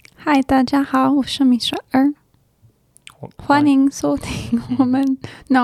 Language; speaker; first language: Chinese; non-native, learner; English